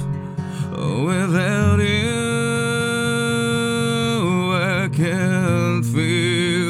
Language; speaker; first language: English; non-native, local second language; Filipino